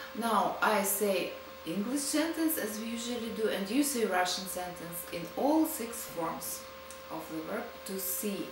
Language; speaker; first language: English; non-native, fluent; Russian